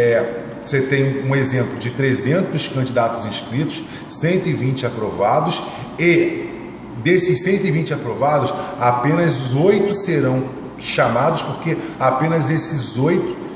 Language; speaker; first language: Portuguese; native; Portuguese